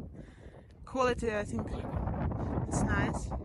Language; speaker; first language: English; non-native, learner; Russian